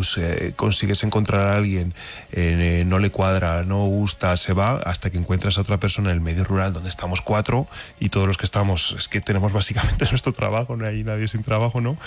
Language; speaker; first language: Spanish; native; Spanish